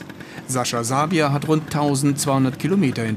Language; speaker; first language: German; native; German